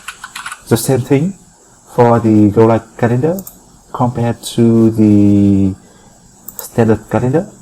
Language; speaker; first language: English; non-native, fluent; Vietnamese